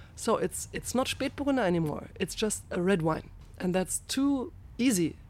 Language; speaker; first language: English; non-native, fluent; German